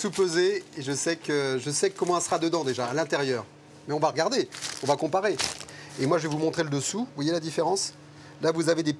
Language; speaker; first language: French; native; French